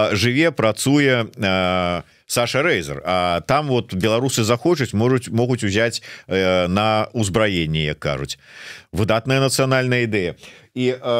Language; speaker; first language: Belarusian; non-native, local second language; Russian